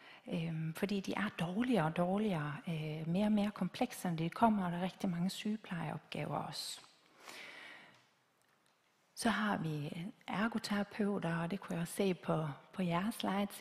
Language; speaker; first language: Danish; native; Danish